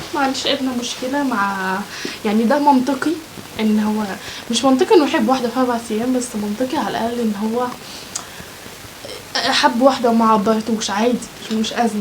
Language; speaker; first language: Arabic; native; Arabic